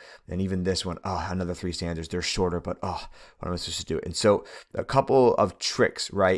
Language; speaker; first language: English; native; English